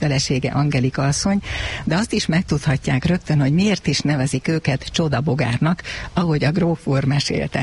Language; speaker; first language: Hungarian; native; Hungarian